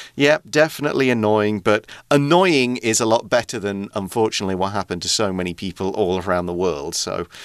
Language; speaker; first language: English; native; English